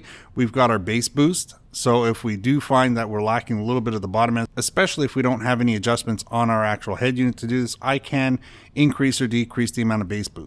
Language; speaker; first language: English; native; English